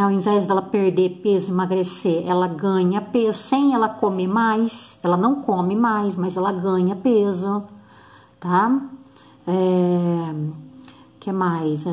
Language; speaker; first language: Portuguese; native; Portuguese